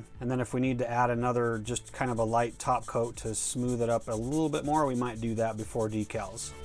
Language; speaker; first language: English; native; English